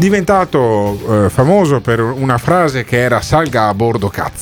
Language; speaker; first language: Italian; native; Italian